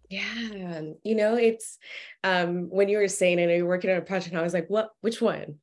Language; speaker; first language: English; early bilingual, other home language; Spanish